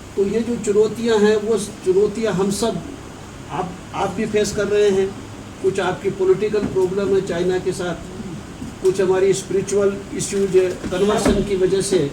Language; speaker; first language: Hindi; native; Hindi